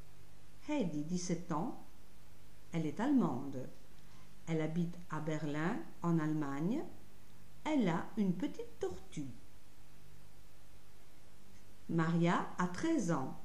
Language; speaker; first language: French; non-native, fluent; Italian